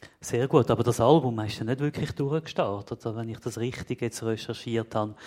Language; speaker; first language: German; native; German